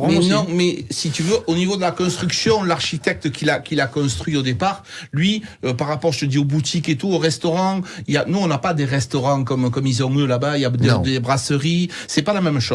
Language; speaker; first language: French; native; French